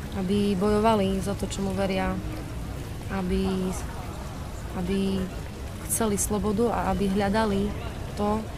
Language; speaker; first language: Slovak; native; Slovak